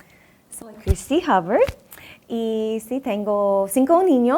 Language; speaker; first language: Spanish; non-native, fluent; English